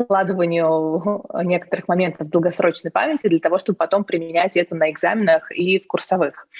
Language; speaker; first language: Russian; native; Russian